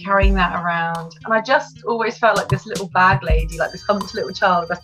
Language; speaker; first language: English; native; English